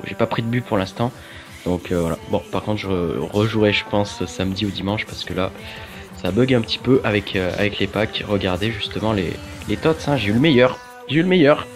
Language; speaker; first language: French; native; French